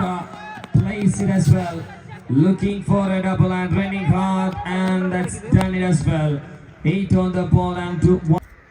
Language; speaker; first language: English; non-native, local second language; Malayalam